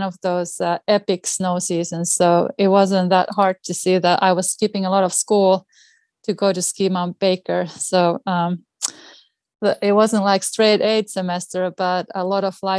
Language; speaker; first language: English; non-native, fluent; Finnish